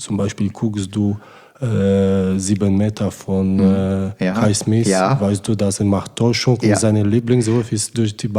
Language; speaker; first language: German; non-native, learner; Polish